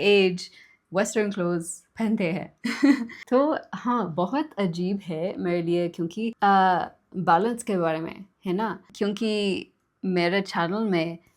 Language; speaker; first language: Hindi; non-native, learner; English